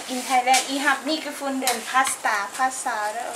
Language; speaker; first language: German; non-native, learner; Thai